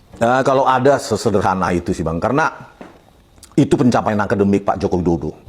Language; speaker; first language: Indonesian; native; Indonesian